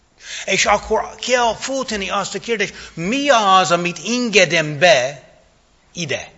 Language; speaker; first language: Hungarian; non-native, fluent; English